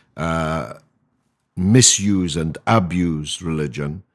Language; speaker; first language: English; native; English